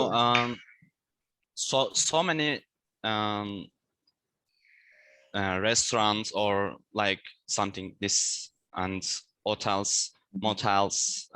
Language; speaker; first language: English; non-native, learner; Turkish